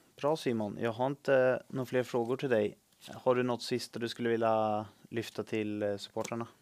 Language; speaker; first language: Swedish; native; Swedish